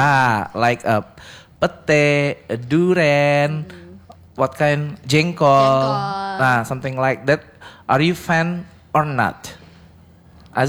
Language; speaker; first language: English; non-native, learner; Indonesian